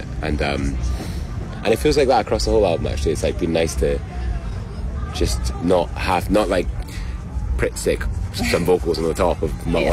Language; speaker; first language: English; native; English